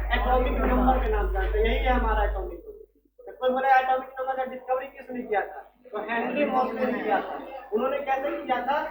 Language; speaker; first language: Hindi; native; Hindi